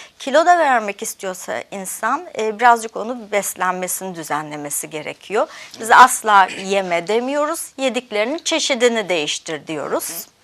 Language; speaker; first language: Turkish; early bilingual, heritage; Turkish